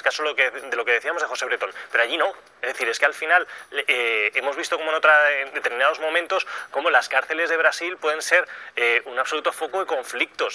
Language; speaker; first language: Spanish; native; Spanish